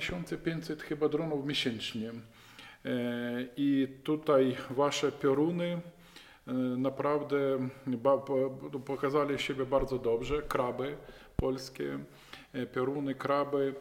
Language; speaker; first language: Polish; non-native, fluent; Ukrainian